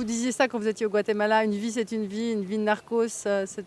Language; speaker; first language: French; native; French